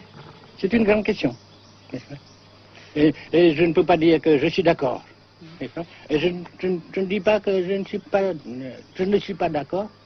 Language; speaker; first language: French; non-native, fluent; Vietnamese